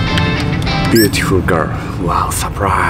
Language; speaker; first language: English; non-native, learner; Japanese